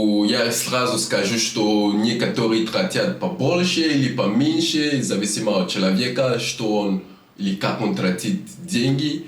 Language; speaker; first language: Russian; non-native, fluent; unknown